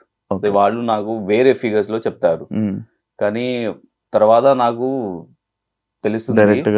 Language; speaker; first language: Telugu; non-native, local second language; Hindi